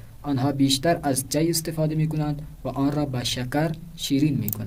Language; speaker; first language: Persian; non-native, fluent; Urdu